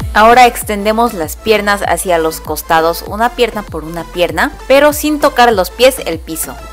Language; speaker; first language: Spanish; non-native, fluent; Korean